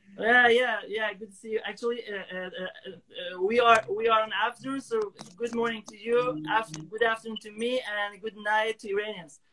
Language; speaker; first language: English; non-native, fluent; Persian